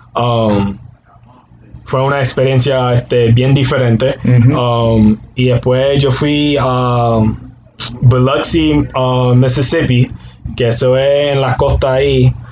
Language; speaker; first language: Spanish; native; Spanish